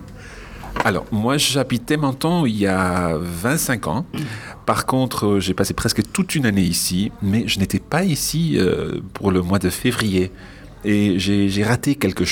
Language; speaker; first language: French; non-native, fluent; English